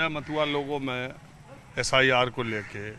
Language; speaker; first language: Hindi; native; Hindi